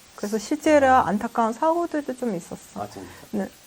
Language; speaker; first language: Korean; non-native, fluent; Azerbaijani